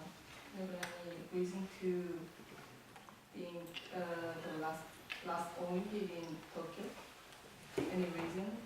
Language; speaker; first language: English; non-native, learner; Korean